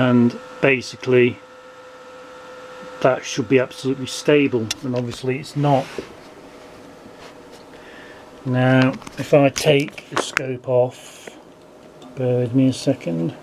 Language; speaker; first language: English; native; English